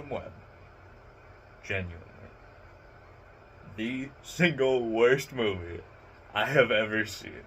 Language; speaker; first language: English; native; English